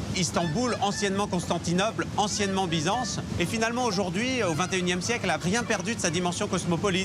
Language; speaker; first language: French; native; French